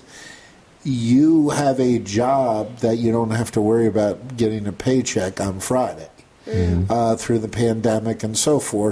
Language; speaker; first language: English; native; English